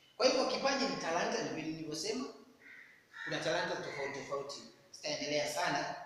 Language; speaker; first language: Swahili; non-native, local second language; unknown